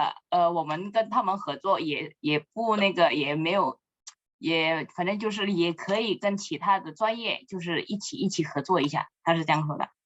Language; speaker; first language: Chinese; non-native, fluent; Indonesian